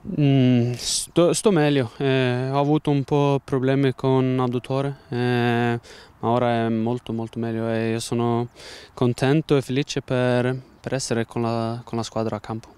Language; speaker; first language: Italian; non-native, learner; Swedish